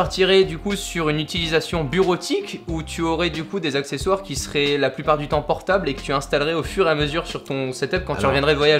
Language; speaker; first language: French; native; French